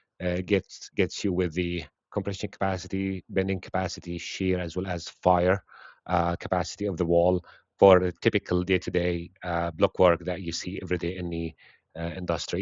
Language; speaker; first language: English; non-native, fluent; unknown